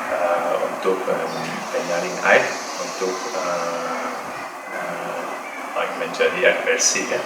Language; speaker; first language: Indonesian; non-native, learner; Dutch